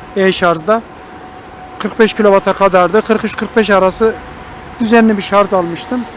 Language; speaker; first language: Turkish; native; Turkish